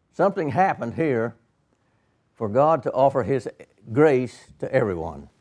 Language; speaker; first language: English; native; English